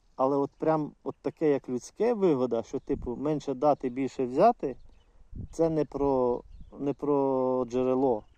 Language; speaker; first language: Ukrainian; non-native, local second language; Russian